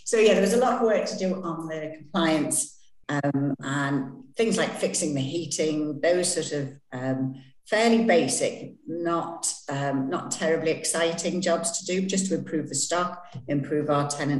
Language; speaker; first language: English; native; English